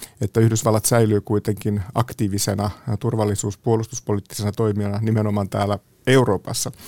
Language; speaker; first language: Finnish; native; Finnish